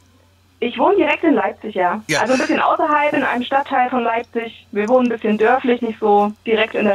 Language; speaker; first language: German; native; German